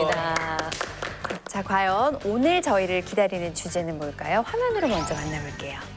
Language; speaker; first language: Korean; native; Korean